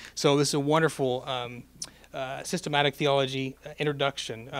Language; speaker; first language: English; native; English